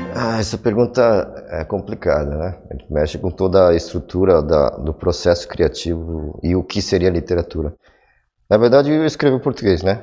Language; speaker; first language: Portuguese; early bilingual, other home language; Korean